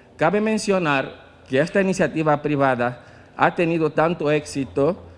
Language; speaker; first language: Spanish; non-native, fluent; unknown